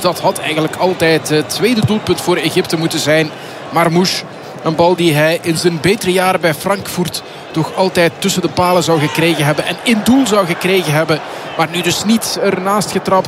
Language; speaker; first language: Dutch; native; Dutch